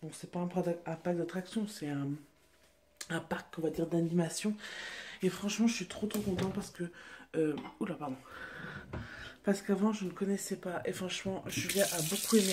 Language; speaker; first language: French; native; French